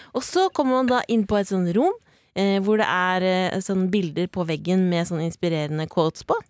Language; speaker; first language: Norwegian; native; Norwegian